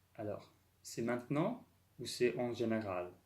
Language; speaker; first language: French; non-native, fluent; English